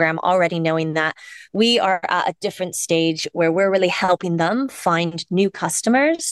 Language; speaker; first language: English; native; English